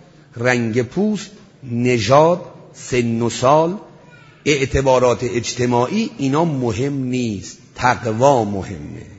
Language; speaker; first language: Persian; native; Persian